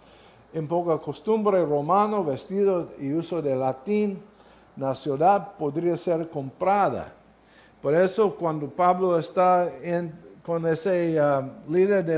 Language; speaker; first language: Spanish; non-native, learner; English